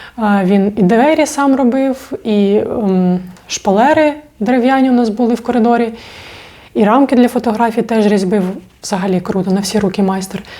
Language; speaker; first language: Ukrainian; non-native, local second language; Russian